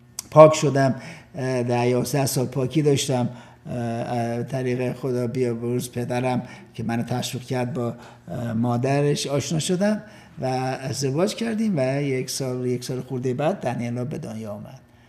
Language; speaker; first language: Persian; native; Persian